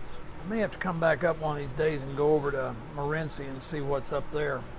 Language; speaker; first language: English; native; English